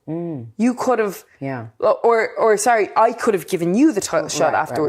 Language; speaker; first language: English; native; English